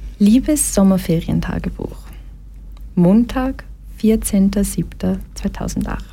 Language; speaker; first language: German; early bilingual, other home language; Portuguese